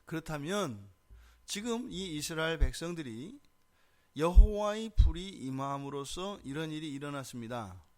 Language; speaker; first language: Korean; native; Korean